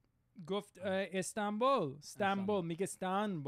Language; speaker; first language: Persian; early bilingual, heritage; Persian